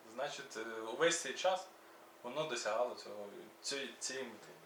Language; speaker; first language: Ukrainian; native; Ukrainian